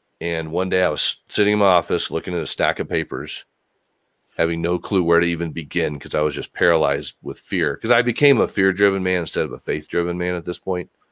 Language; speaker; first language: English; native; English